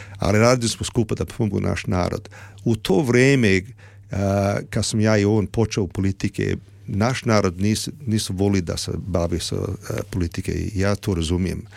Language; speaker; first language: Serbian; early bilingual, heritage; Serbian